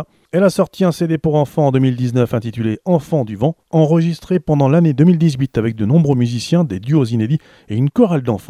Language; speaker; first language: French; native; French